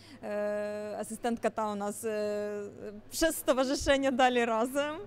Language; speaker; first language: Polish; non-native, fluent; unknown